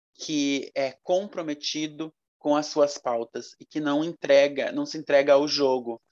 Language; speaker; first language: Portuguese; native; Portuguese